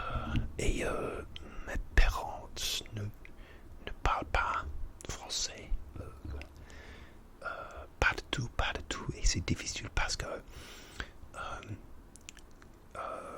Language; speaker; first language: French; non-native, learner; English